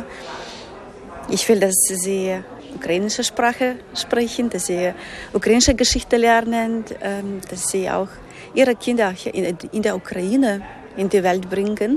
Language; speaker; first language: German; non-native, fluent; Ukrainian